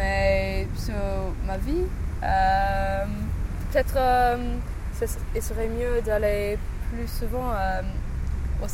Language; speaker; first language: French; non-native, fluent; English